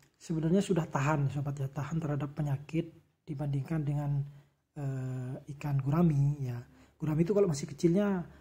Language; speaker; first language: Indonesian; non-native, local second language; Javanese